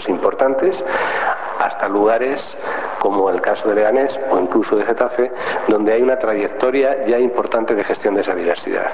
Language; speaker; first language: Spanish; native; Spanish